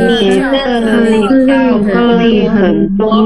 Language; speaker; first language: Chinese; non-native, learner; Indonesian